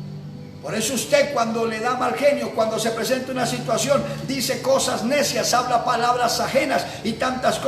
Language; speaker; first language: Spanish; native; Spanish